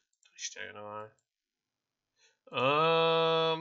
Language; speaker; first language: German; native; German